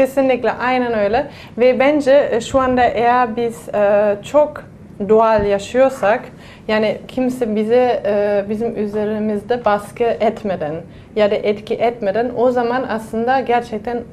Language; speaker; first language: Turkish; non-native, fluent; German